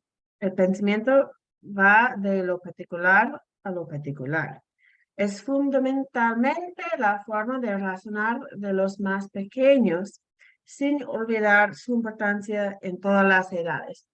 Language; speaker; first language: Spanish; non-native, fluent; English